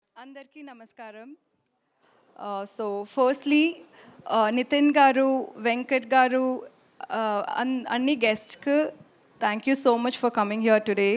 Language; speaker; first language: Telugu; non-native, learner; Tamil